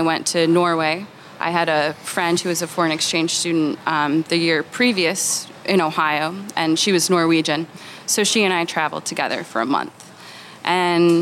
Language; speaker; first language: English; native; English